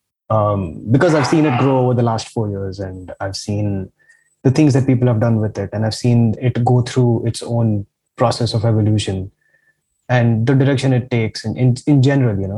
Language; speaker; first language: English; non-native, local second language; Marathi